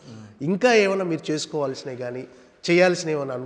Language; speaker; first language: Telugu; native; Telugu